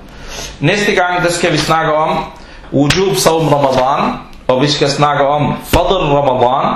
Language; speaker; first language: Danish; non-native, fluent; Arabic